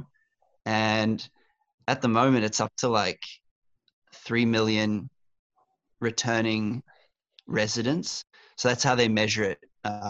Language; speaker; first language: English; native; English